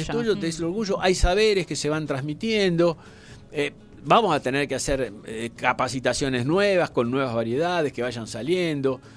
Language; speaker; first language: Spanish; native; Spanish